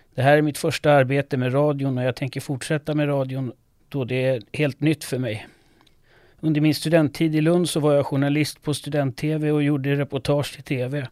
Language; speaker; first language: Swedish; non-native, fluent; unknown